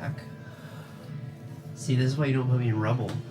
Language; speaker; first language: English; native; English